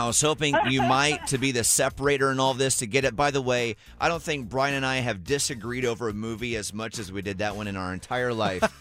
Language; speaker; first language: English; native; English